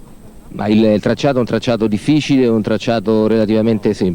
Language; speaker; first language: Italian; native; Italian